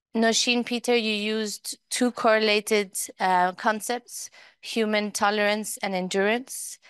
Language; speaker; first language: English; early bilingual, other home language; Persian